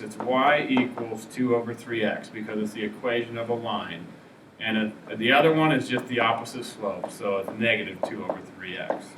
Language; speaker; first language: English; native; English